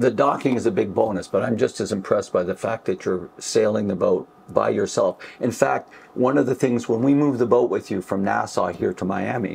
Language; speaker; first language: English; native; English